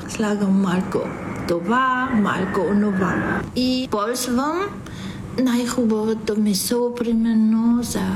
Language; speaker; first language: Bulgarian; non-native, fluent; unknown